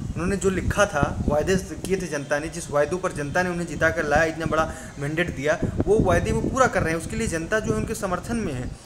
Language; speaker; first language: Hindi; native; Hindi